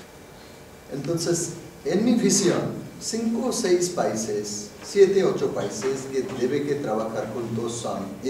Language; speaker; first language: Spanish; non-native, fluent; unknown